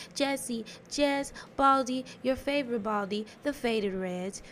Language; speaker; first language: English; native; English